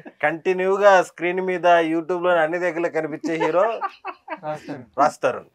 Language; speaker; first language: Telugu; native; Telugu